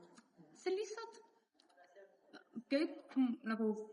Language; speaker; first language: Estonian; early bilingual, heritage; English